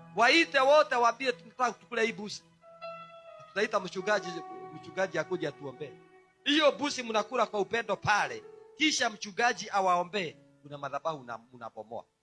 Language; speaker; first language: Swahili; non-native, local second language; Kikuyu